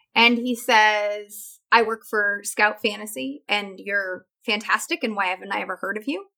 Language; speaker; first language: English; native; English